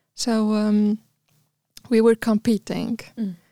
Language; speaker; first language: English; non-native, fluent; Arabic